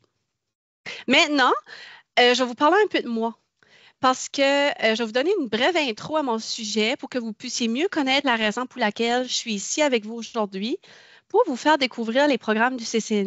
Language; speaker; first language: French; native; French